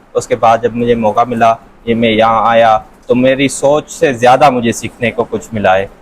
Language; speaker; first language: Urdu; non-native, local second language; Sindhi